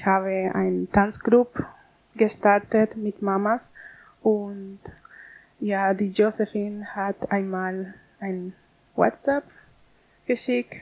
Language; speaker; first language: German; non-native, learner; Spanish